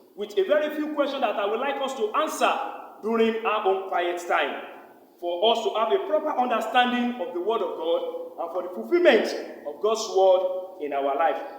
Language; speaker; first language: English; non-native, local second language; Yoruba